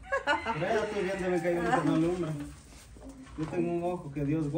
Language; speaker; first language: Spanish; native; Spanish